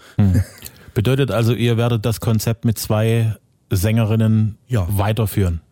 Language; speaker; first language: German; native; German